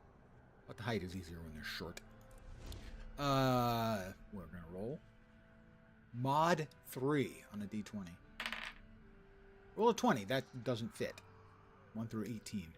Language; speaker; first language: English; native; English